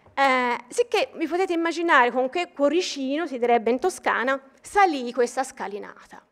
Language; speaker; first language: Italian; native; Italian